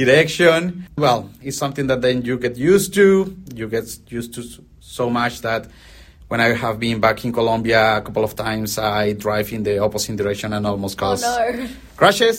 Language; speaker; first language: English; non-native, fluent; Spanish